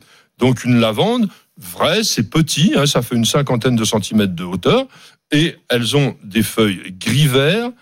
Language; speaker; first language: French; native; French